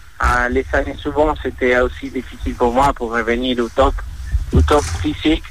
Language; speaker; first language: French; non-native, fluent; Spanish